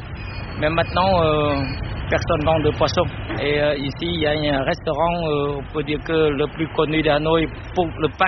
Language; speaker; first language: French; non-native, fluent; Vietnamese